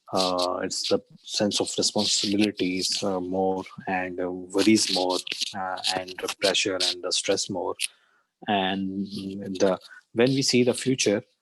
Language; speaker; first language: English; non-native, learner; Urdu